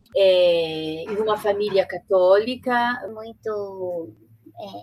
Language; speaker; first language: Portuguese; native; Portuguese